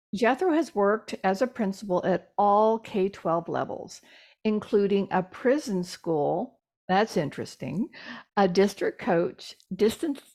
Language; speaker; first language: English; native; English